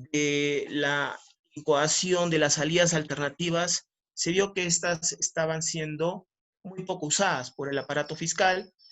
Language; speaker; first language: Spanish; native; Spanish